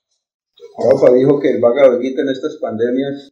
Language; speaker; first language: Spanish; native; Spanish